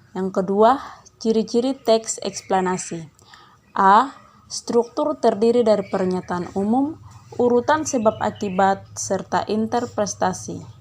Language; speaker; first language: Indonesian; native; Indonesian